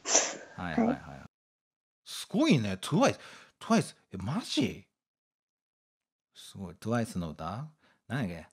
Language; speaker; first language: Japanese; native; Japanese